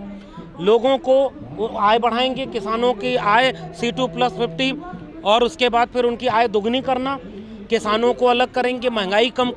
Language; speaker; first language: Hindi; native; Hindi